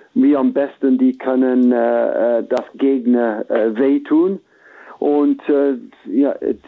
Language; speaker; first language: German; non-native, fluent; English